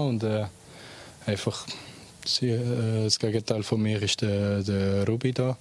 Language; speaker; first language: German; non-native, local second language; French